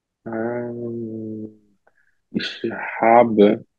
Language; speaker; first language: German; non-native, learner; Portuguese